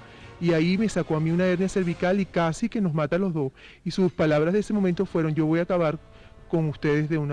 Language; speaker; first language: Spanish; native; Spanish